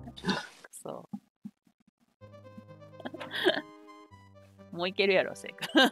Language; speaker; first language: Japanese; native; Japanese